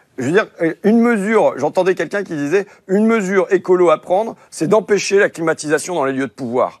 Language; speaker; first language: French; native; French